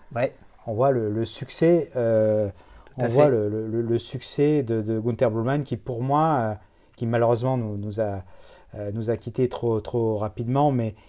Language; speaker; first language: French; native; French